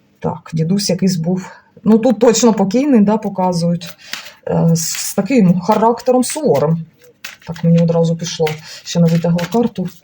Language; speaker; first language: Ukrainian; non-native, local second language; Russian